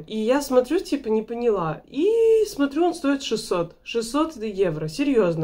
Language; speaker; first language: Russian; native; Russian